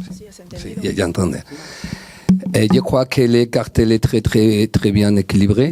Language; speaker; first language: French; non-native, learner; Spanish